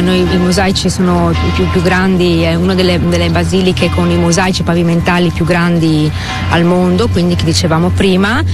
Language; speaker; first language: Italian; native; Italian